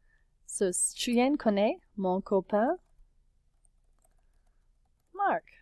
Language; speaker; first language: French; non-native, fluent; English